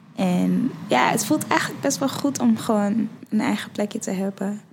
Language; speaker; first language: Dutch; early bilingual, other home language; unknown